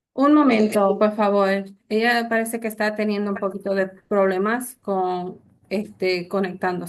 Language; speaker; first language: Spanish; early bilingual, heritage; Spanish